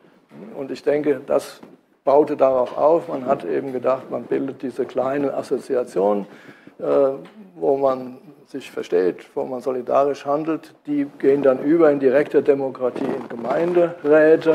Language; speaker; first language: German; native; German